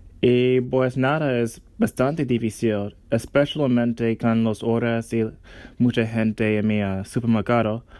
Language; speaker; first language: Spanish; non-native, learner; English